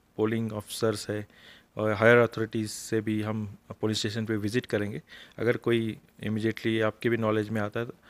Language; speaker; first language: Hindi; non-native, local second language; Marathi